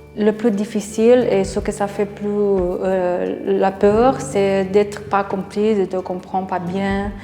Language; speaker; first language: French; non-native, learner; Romanian